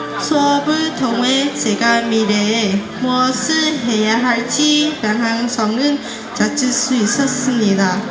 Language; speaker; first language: Korean; non-native, fluent; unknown